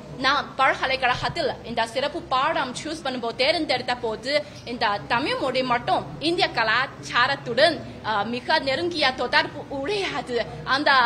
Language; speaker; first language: Tamil; non-native, fluent; Chinese